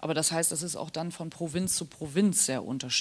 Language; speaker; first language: German; native; German